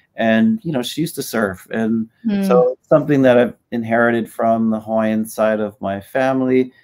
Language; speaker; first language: English; native; English